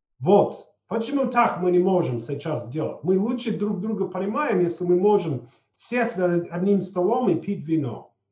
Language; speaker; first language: Russian; non-native, fluent; English